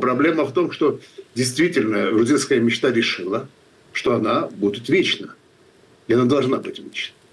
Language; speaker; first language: Russian; non-native, fluent; Georgian